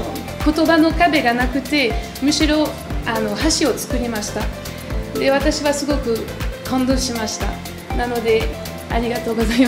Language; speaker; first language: Japanese; non-native, fluent; French